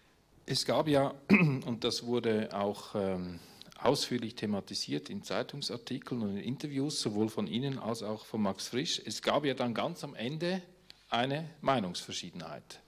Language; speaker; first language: German; native; German